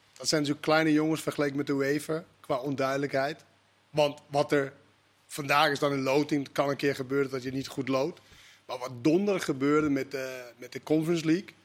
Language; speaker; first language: Dutch; native; Dutch